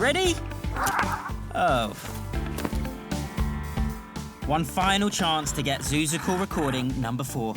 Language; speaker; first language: English; native; English